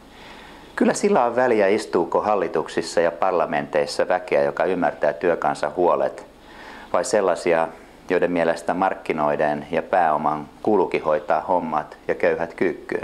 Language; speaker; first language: Finnish; native; Finnish